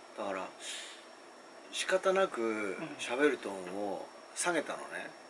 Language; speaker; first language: Japanese; native; Japanese